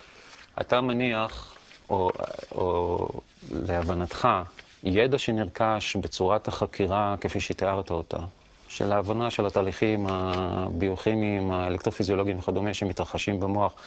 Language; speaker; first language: Hebrew; native; Hebrew